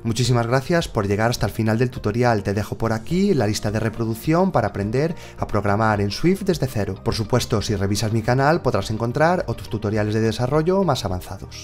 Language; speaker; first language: Spanish; native; Spanish